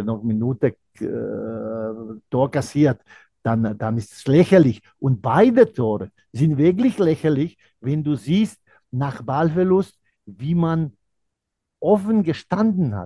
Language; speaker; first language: German; non-native, fluent; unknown